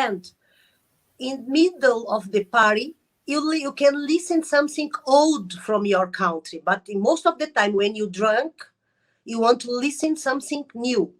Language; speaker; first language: English; non-native, learner; Arabic